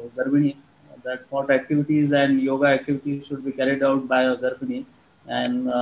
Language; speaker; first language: English; non-native, local second language; Marathi